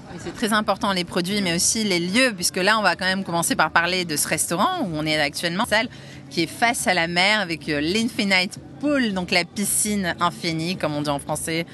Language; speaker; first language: French; native; French